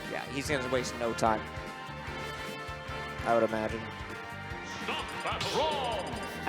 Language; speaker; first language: English; native; English